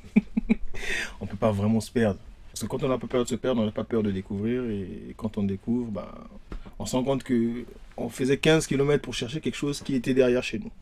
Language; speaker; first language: French; non-native, local second language; Lingala